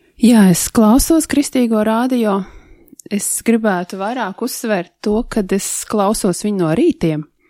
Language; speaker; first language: Latvian; native; Latvian